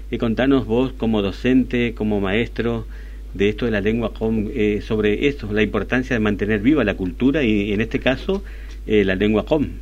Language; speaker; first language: Spanish; native; Spanish